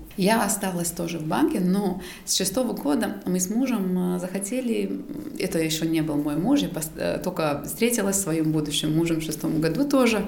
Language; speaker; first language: Russian; non-native, local second language; Latvian